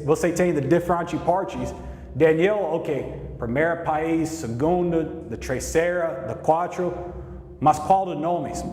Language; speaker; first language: Portuguese; non-native, learner; English